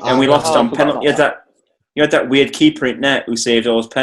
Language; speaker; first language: English; native; English